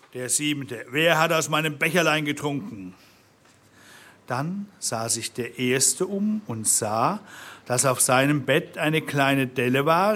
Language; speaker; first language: German; native; German